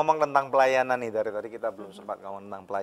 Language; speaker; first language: Indonesian; native; Indonesian